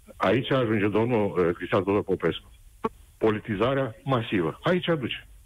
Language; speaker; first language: Romanian; native; Romanian